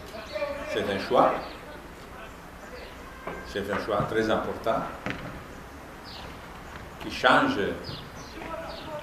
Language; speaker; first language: French; non-native, fluent; Italian